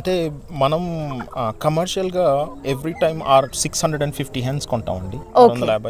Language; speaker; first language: Telugu; native; Telugu